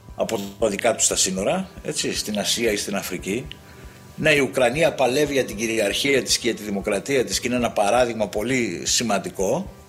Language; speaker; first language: Greek; native; Greek